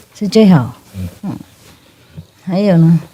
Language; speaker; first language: Chinese; non-native, fluent; Vietnamese